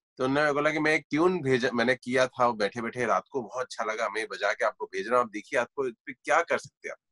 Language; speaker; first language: Hindi; non-native, local second language; Assamese